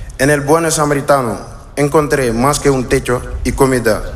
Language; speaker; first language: Spanish; non-native, learner; Wolof